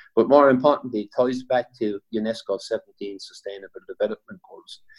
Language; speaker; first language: English; native; English